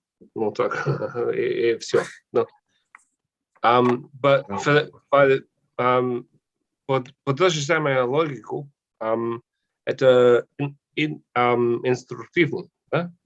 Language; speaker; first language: Russian; non-native, fluent; English